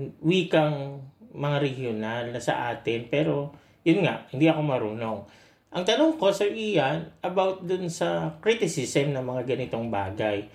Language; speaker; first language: Filipino; native; Filipino